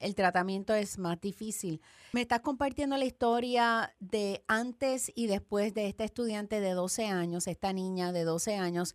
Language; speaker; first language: Spanish; native; Spanish